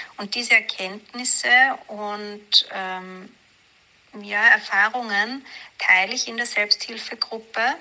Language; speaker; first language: German; native; German